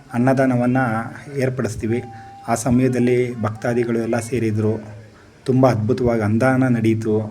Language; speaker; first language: Kannada; native; Kannada